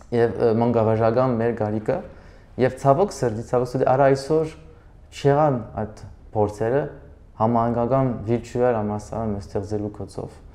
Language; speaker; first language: Armenian; early bilingual, heritage; Armenian